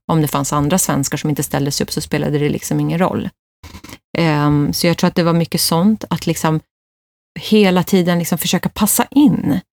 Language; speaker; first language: Swedish; early bilingual, other home language; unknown